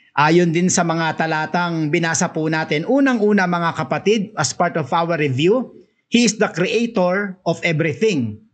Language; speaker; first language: Filipino; non-native, local second language; Cebuano